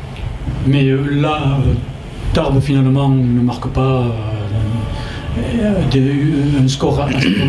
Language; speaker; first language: French; native; French